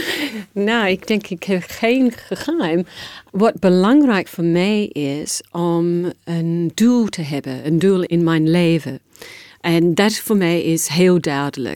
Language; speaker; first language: Dutch; non-native, fluent; English